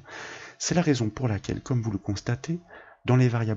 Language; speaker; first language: French; native; French